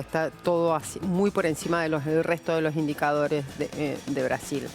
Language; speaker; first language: Spanish; native; Spanish